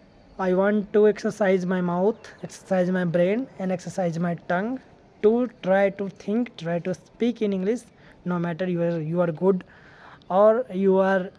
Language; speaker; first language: English; non-native, learner; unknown